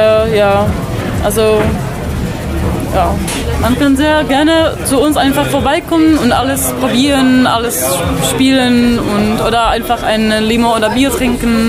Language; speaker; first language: German; non-native, fluent; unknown